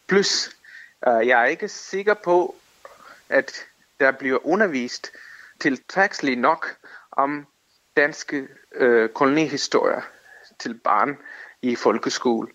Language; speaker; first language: Danish; non-native, fluent; Tamil